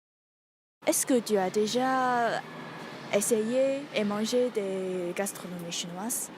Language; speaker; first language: French; non-native, fluent; Chinese